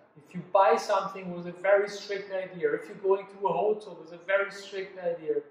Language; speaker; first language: English; non-native, fluent; German